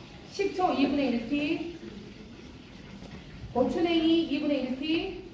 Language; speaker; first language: Korean; native; Korean